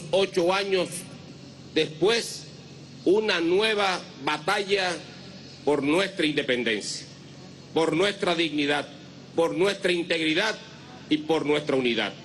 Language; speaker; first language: Spanish; native; Spanish